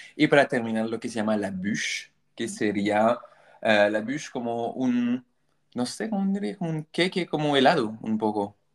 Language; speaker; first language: Spanish; non-native, fluent; French